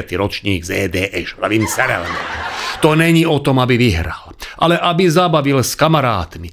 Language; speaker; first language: Slovak; non-native, local second language; Hungarian